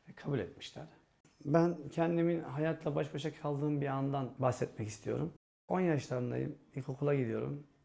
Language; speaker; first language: Turkish; native; Turkish